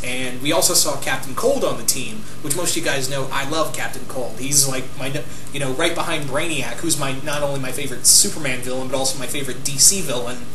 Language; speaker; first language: English; native; English